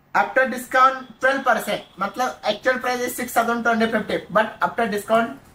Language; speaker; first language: Hindi; non-native, local second language; Marathi